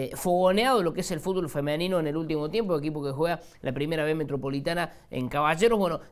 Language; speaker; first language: Spanish; native; Spanish